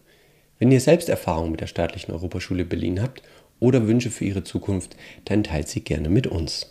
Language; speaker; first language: German; native; German